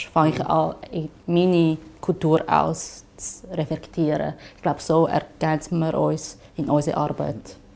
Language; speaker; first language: German; non-native, fluent; Chinese